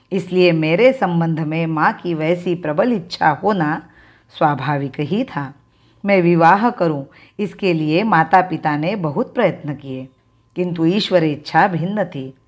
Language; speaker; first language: Hindi; non-native, local second language; Marathi